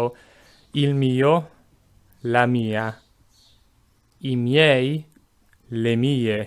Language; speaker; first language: Italian; non-native, fluent; English